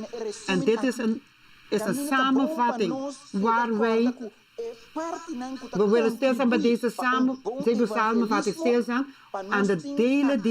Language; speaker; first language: Dutch; non-native, local second language; Papiamento